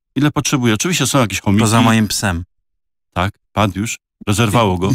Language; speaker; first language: Polish; native; Polish